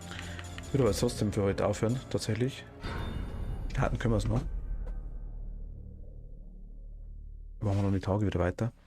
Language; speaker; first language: German; native; German